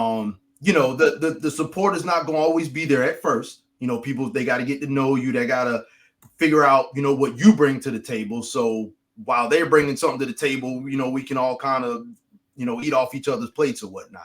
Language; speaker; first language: English; native; English